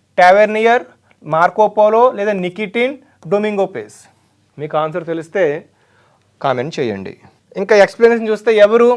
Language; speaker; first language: Telugu; native; Telugu